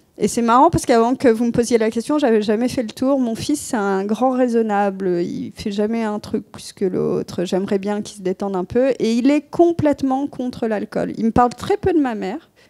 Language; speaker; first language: French; native; French